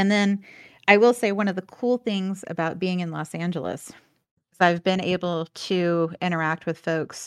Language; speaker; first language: English; native; English